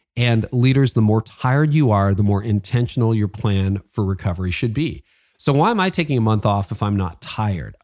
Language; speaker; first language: English; native; English